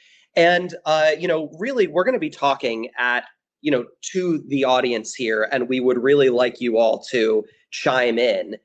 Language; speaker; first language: English; native; English